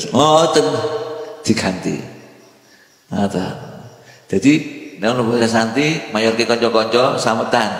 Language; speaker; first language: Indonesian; non-native, local second language; Javanese